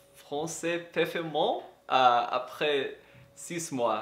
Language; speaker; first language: French; non-native, learner; English